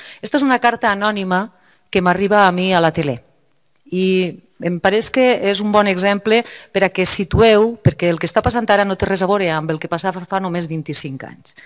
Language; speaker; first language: Catalan; native; Catalan